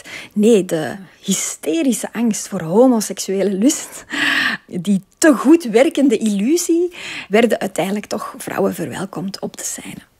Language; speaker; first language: Dutch; native; Dutch